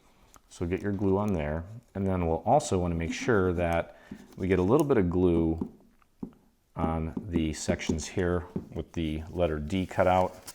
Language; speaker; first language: English; native; English